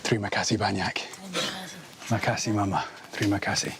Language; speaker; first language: Indonesian; non-native, learner; English